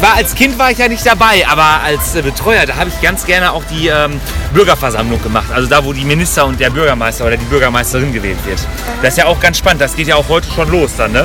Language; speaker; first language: German; native; German